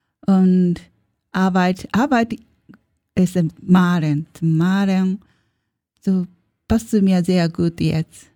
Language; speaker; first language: German; non-native, learner; Japanese